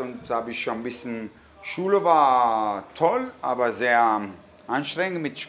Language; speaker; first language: German; non-native, fluent; Italian